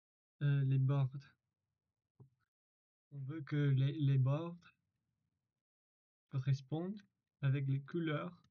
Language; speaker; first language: French; non-native, learner; English